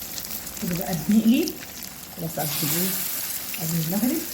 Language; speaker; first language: Arabic; native; Arabic